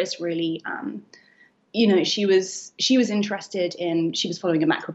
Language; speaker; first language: English; native; English